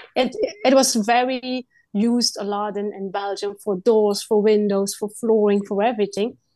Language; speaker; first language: English; non-native, learner; Dutch